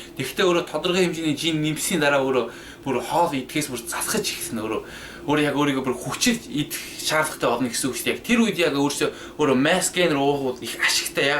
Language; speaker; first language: Mongolian; early bilingual, heritage; Mongolian